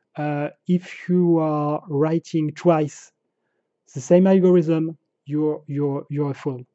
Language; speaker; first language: English; non-native, fluent; French